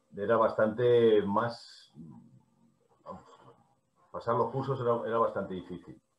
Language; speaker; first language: Spanish; native; Spanish